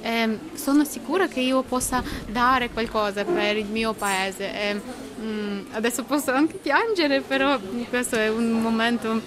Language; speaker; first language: Italian; non-native, learner; Ukrainian